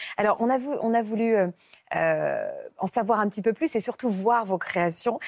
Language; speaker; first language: French; native; French